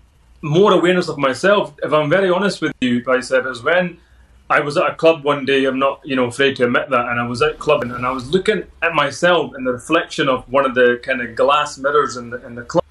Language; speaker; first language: English; native; English